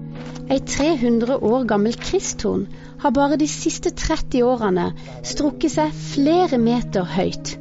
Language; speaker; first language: Norwegian; native; Norwegian